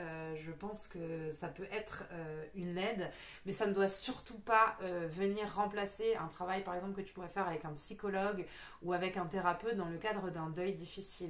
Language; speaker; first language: French; native; French